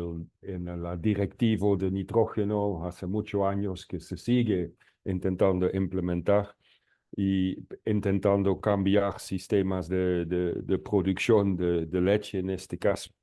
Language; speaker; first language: Spanish; non-native, fluent; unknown